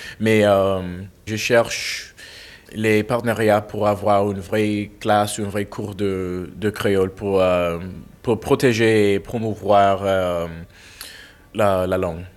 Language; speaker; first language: French; non-native, fluent; English